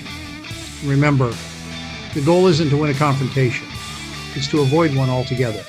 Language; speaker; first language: English; native; English